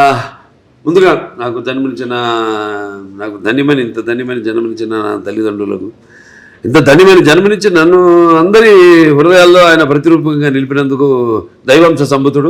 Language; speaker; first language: Telugu; native; Telugu